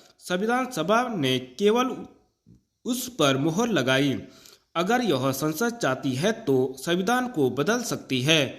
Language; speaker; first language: Hindi; native; Hindi